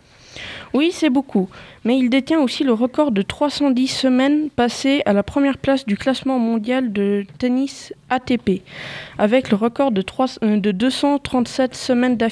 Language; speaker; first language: French; native; French